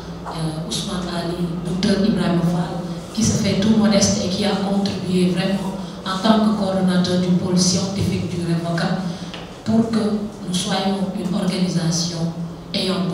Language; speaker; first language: French; non-native, local second language; Wolof